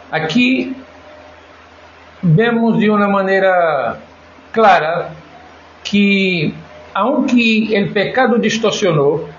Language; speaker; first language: Spanish; non-native, fluent; Portuguese